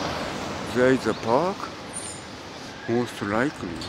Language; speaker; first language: English; non-native, learner; Japanese